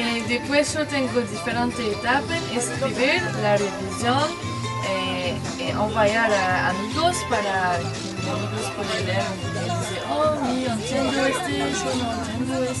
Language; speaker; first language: Spanish; non-native, learner; French